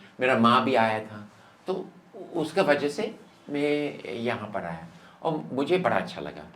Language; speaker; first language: Hindi; non-native, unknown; English